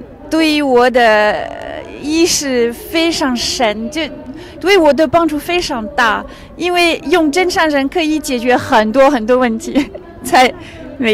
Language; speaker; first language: Chinese; non-native, fluent; French